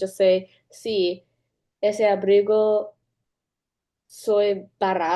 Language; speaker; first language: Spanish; non-native, learner; English